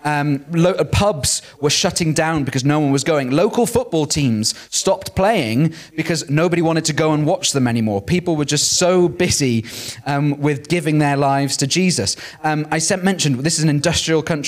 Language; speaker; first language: English; native; English